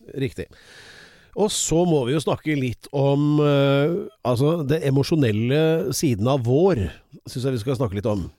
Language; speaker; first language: Norwegian; native; Norwegian